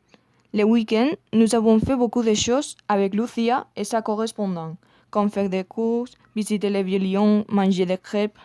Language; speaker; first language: French; non-native, learner; Spanish